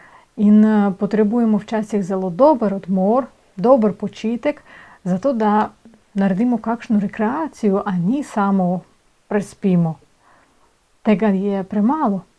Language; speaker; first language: Slovenian; non-native, fluent; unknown